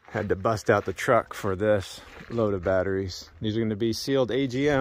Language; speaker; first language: English; native; English